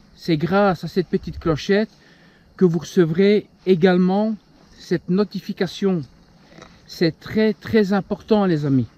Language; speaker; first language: French; native; French